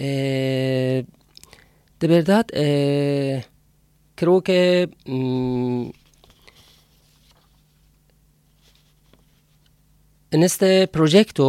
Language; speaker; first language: Spanish; non-native, fluent; Persian